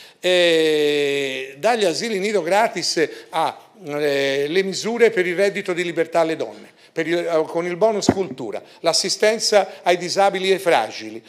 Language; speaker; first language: Italian; native; Italian